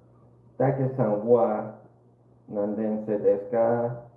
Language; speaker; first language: Japanese; non-native, learner; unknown